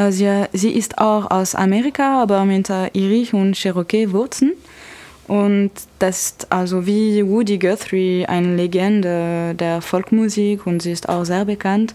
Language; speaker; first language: German; non-native, learner; French